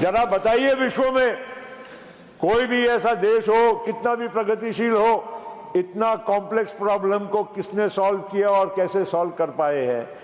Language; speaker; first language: Hindi; non-native, local second language; Gujarati